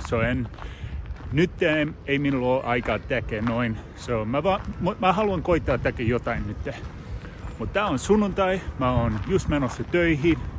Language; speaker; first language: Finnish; non-native, learner; English